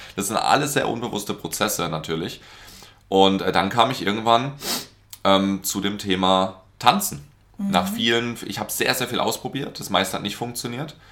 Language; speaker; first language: German; native; German